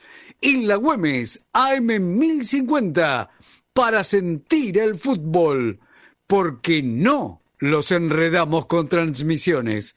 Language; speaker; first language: Spanish; native; Spanish